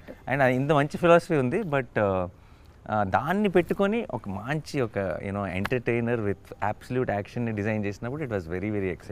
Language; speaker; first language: Telugu; native; Telugu